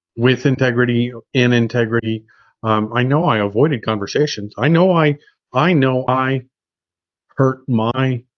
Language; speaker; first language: English; native; English